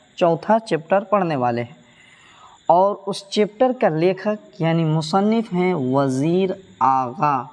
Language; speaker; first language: Urdu; native; Urdu